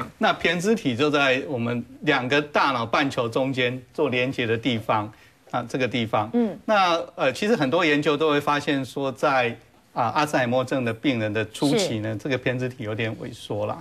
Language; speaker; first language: Chinese; native; Chinese